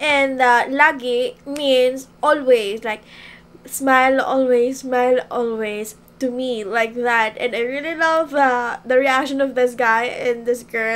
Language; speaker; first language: English; non-native, local second language; Filipino